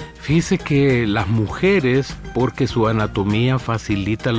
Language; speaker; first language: Spanish; native; Spanish